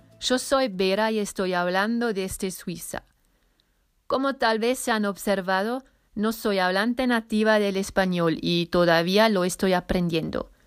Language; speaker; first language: Spanish; non-native, fluent; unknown